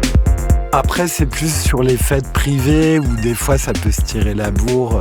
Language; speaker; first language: French; native; French